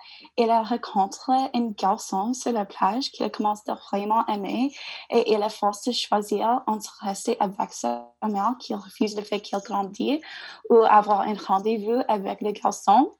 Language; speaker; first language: French; non-native, learner; English